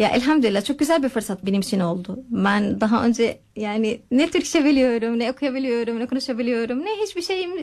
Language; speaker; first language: Turkish; non-native, fluent; Arabic